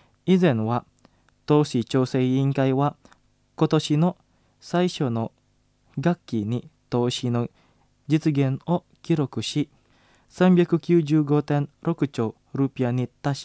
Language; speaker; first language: Japanese; non-native, fluent; Indonesian